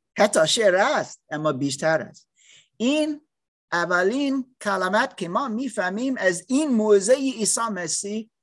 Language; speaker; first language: Persian; non-native, learner; English